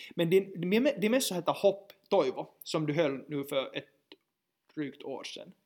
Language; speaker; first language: Swedish; native; Swedish